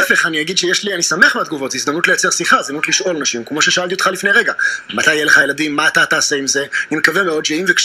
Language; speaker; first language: Hebrew; native; Hebrew